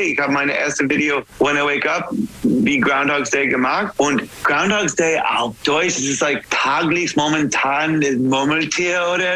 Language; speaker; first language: German; non-native, learner; English